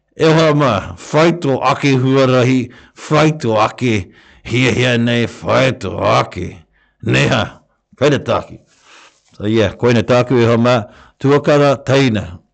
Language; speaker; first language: Māori; non-native, local second language; English